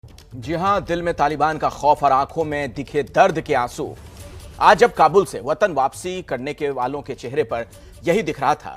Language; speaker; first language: Hindi; native; Hindi